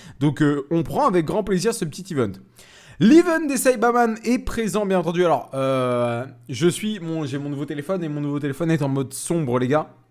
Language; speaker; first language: French; native; French